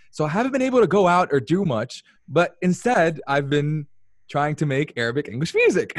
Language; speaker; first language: English; early bilingual, other home language; Arabic